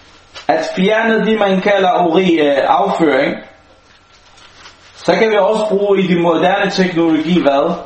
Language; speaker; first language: Danish; non-native, local second language; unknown